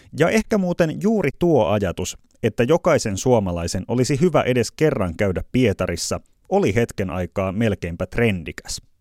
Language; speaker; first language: Finnish; native; Finnish